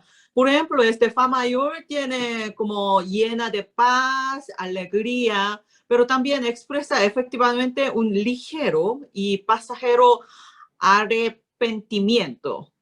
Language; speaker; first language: Spanish; non-native, learner; Korean